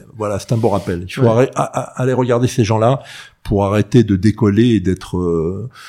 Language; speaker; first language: French; native; French